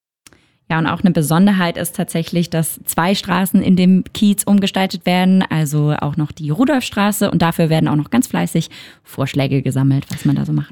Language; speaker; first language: German; native; German